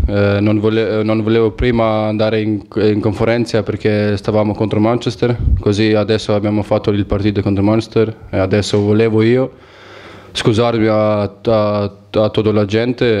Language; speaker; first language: Italian; non-native, fluent; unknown